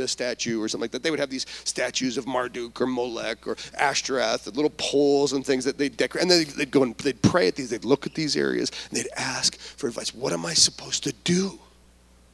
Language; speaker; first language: English; native; English